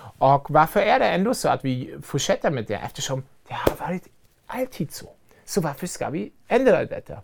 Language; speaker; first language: Swedish; non-native, fluent; German